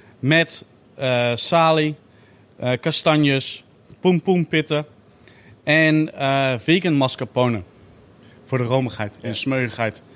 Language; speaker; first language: Dutch; native; Dutch